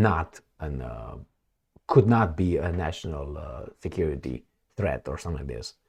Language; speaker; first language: English; non-native, fluent; Romanian